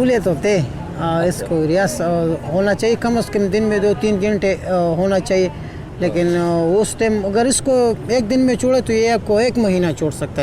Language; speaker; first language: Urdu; non-native, local second language; Pashto